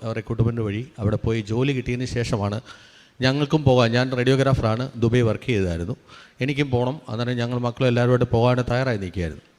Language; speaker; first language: Malayalam; native; Malayalam